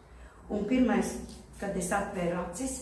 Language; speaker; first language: Latvian; non-native, local second language; Russian